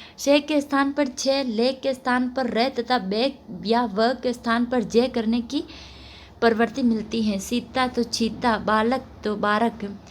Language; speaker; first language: Hindi; native; Hindi